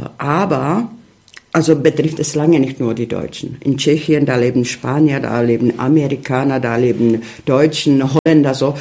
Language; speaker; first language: German; non-native, fluent; Czech